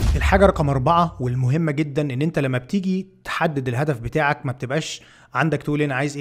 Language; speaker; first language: Arabic; native; Arabic